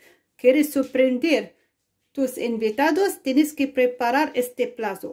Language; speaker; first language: Spanish; non-native, fluent; Arabic